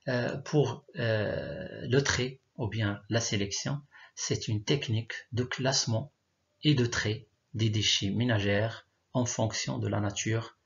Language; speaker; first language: French; non-native, local second language; Arabic